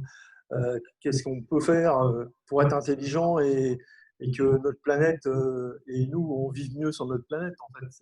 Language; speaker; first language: French; native; French